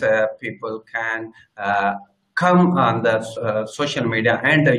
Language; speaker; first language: English; non-native, learner; Sindhi